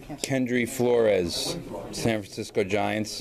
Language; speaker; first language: English; native; English